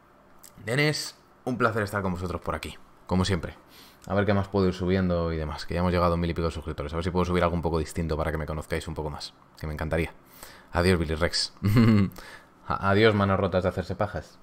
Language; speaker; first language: Spanish; native; Spanish